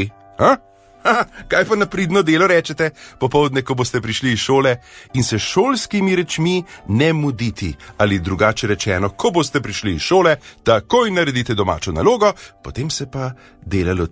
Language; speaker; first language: Slovenian; native; Slovenian